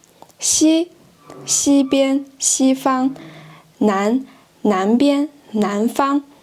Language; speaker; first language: Chinese; non-native, fluent; French